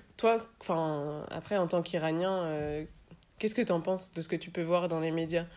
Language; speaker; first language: French; non-native, fluent; Persian